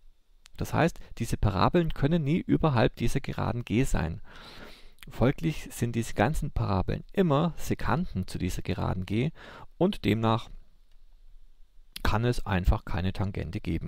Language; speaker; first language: German; native; German